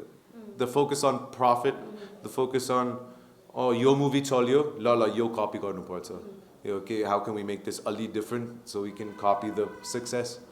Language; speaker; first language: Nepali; non-native, learner; English